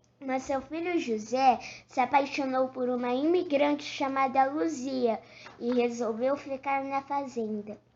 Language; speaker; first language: Portuguese; native; Portuguese